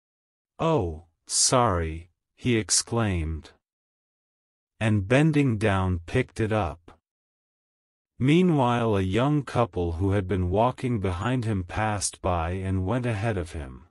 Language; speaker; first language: English; non-native, local second language; Urdu